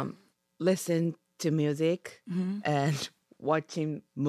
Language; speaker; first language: English; non-native, learner; Japanese